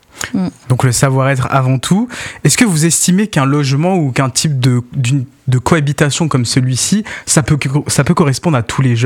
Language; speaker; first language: French; native; French